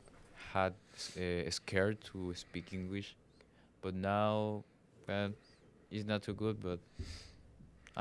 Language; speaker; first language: English; non-native, learner; Spanish